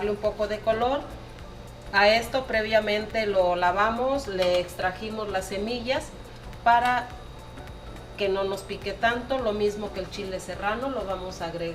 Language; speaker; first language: Spanish; native; Spanish